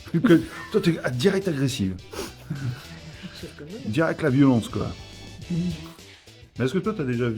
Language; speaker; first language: French; native; French